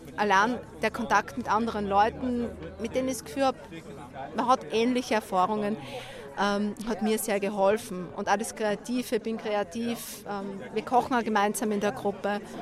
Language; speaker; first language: German; native; German